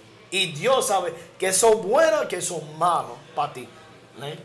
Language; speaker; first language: Spanish; non-native, learner; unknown